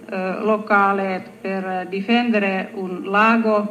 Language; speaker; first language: Italian; non-native, learner; Finnish